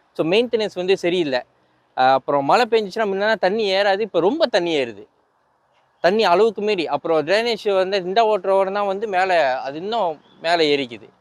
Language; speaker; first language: Tamil; early bilingual, heritage; Tamil